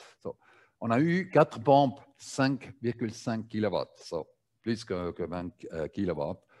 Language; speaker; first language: French; non-native, learner; German